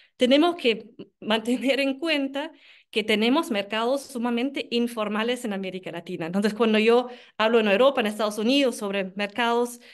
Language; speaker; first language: Spanish; non-native, fluent; German